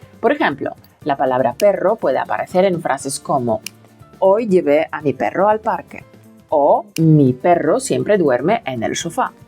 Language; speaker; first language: Spanish; non-native, fluent; Polish